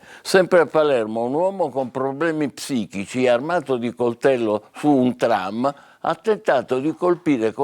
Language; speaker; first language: Italian; native; Italian